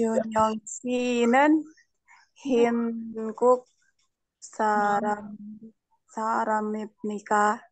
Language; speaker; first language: Korean; non-native, learner; Indonesian